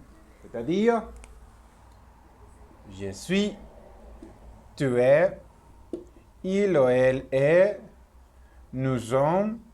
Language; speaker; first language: French; non-native, learner; Spanish